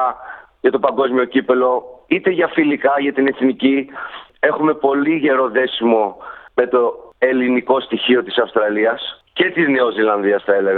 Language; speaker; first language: Greek; early bilingual, heritage; Greek